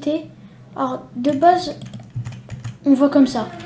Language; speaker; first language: French; native; French